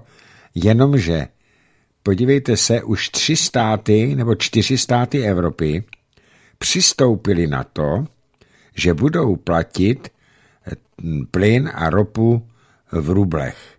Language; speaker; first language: Czech; native; Czech